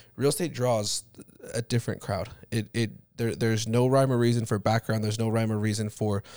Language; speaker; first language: English; native; English